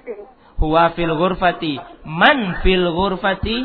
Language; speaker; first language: Arabic; non-native, fluent; Indonesian